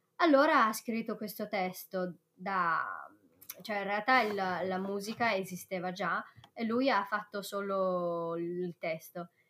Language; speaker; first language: Italian; non-native, fluent; Chinese